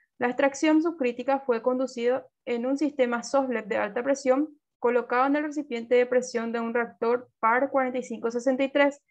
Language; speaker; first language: Spanish; native; Spanish